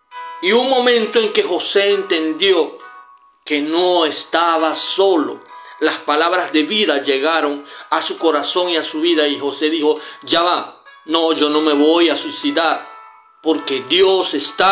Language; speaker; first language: Spanish; native; Spanish